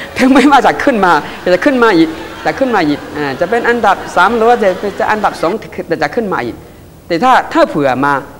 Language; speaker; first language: Thai; non-native, fluent; Chinese